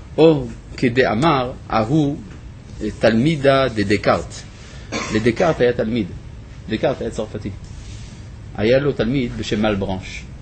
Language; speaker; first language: Hebrew; non-native, fluent; French